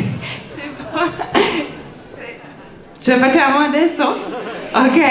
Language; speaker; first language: Italian; non-native, fluent; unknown